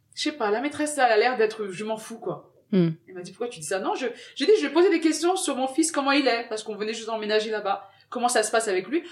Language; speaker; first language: French; early bilingual, other home language; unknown